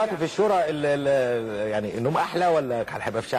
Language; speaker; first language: Arabic; native; Arabic